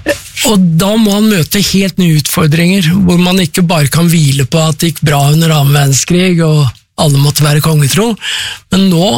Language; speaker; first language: Norwegian; native; Norwegian